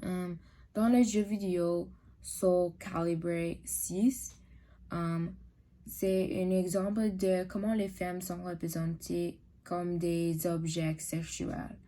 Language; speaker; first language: French; non-native, learner; English